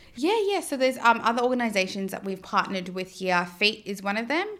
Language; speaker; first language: English; native; English